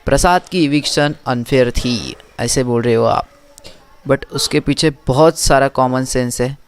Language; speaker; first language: Hindi; non-native, local second language; Marathi